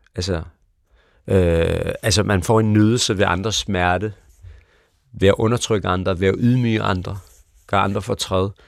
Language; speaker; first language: Danish; early bilingual, other home language; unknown